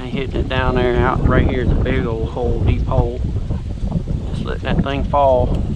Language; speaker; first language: English; native; English